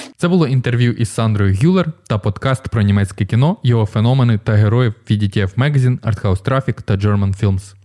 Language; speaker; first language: Ukrainian; native; Ukrainian